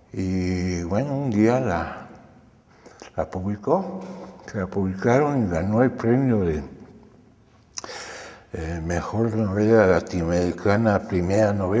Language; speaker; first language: Spanish; early bilingual, other home language; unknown